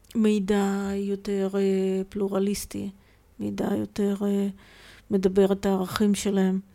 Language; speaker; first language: Hebrew; non-native, fluent; Russian